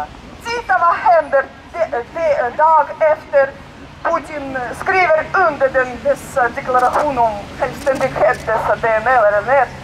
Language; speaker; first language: Swedish; non-native, learner; Russian